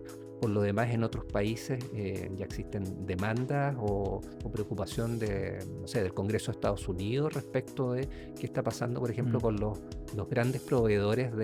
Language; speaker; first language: Spanish; native; Spanish